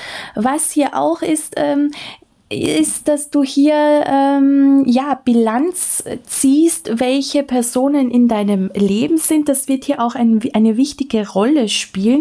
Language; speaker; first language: German; native; German